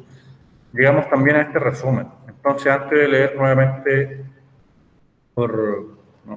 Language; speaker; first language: Spanish; native; Spanish